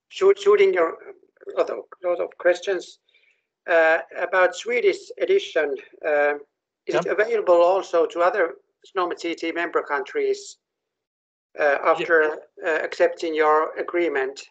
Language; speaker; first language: English; non-native, fluent; Finnish